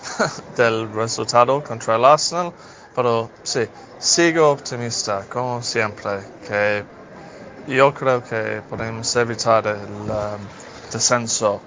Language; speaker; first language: Spanish; non-native, fluent; English